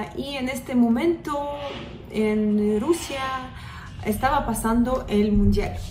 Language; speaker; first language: Spanish; non-native, fluent; Russian